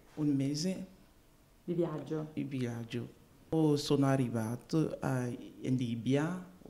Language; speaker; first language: Italian; non-native, learner; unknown